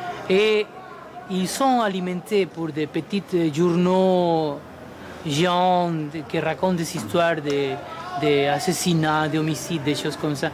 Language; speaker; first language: French; non-native, fluent; Spanish